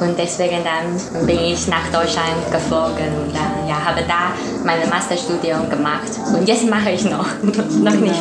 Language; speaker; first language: German; non-native, learner; Chinese